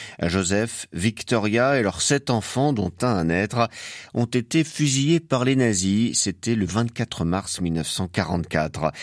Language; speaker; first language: French; native; French